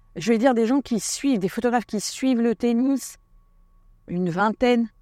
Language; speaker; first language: French; native; French